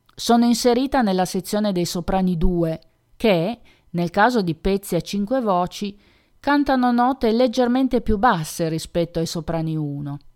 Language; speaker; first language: Italian; native; Italian